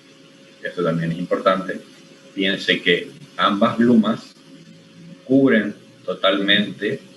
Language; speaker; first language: Spanish; native; Spanish